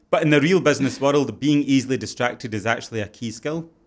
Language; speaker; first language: English; early bilingual, other home language; Urdu